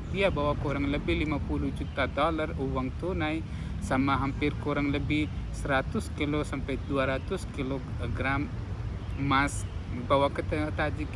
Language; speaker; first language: Indonesian; non-native, fluent; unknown